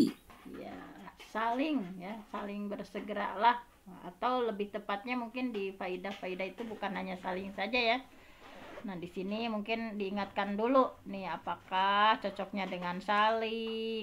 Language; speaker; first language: Indonesian; native; Indonesian